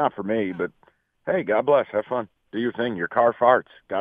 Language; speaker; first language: English; native; English